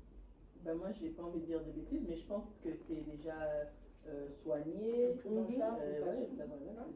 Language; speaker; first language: French; native; French